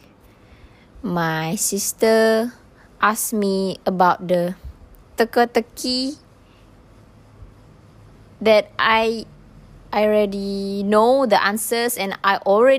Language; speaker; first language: English; non-native, local second language; Malay